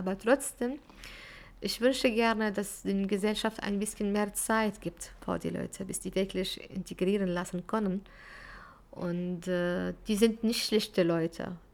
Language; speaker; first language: German; non-native, fluent; Arabic